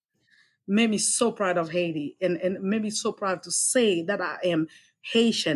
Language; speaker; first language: English; non-native, fluent; Haitian Creole